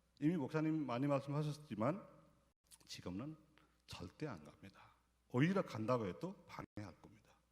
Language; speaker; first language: Korean; non-native, fluent; Nepali